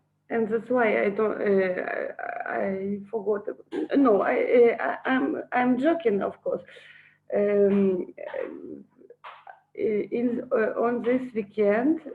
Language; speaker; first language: English; non-native, learner; Russian